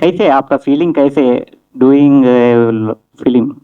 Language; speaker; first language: Hindi; non-native, local second language; Telugu